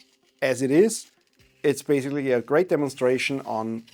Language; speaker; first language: English; non-native, fluent; German